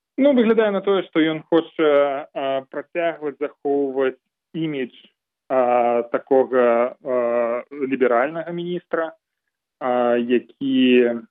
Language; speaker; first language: Belarusian; non-native, local second language; Russian